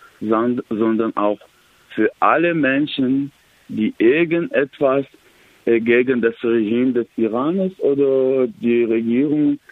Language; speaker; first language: German; non-native, learner; Persian